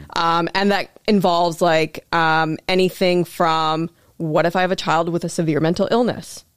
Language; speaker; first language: English; native; English